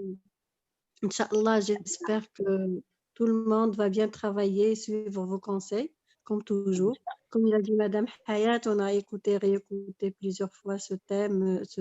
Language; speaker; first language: French; non-native, local second language; Arabic